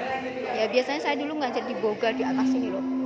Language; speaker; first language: Indonesian; native; Indonesian